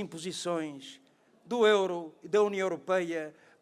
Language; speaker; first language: Portuguese; native; Portuguese